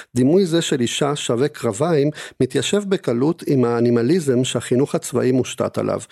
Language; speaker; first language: Hebrew; non-native, fluent; Spanish